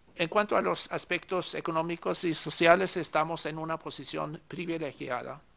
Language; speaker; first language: Spanish; non-native, fluent; Norwegian